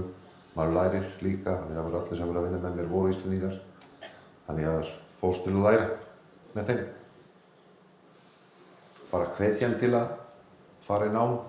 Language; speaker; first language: Icelandic; non-native, fluent; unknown